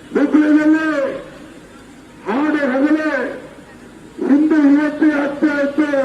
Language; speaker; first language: Kannada; native; Kannada